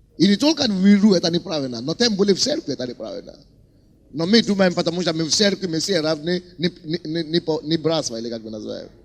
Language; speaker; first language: Russian; non-native, fluent; Yoruba